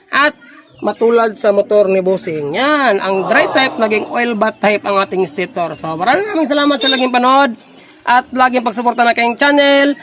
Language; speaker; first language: Filipino; non-native, local second language; Cebuano